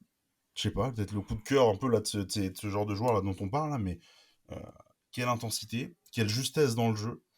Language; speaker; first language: French; native; French